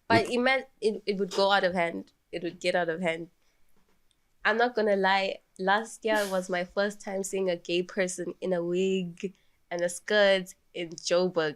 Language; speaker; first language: English; non-native, local second language; Swati